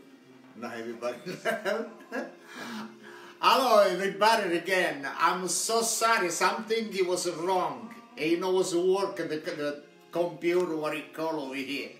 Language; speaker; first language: English; non-native, local second language; Italian